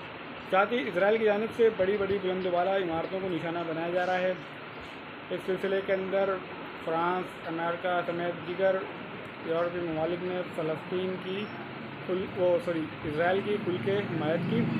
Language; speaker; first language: Urdu; native; Urdu